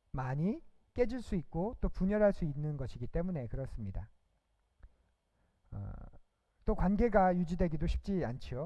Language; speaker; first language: Korean; native; Korean